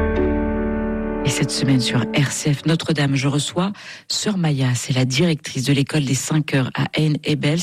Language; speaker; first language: French; native; French